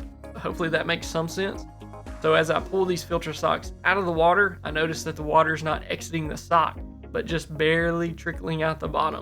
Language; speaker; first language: English; native; English